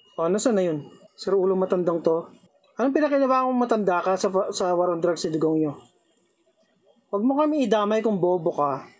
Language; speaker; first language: Filipino; native; Filipino